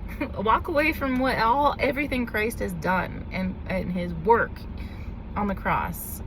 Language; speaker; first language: English; native; English